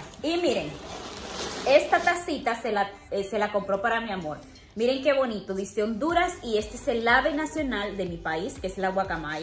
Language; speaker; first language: Spanish; native; Spanish